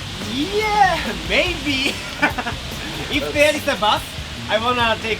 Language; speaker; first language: English; non-native, learner; Japanese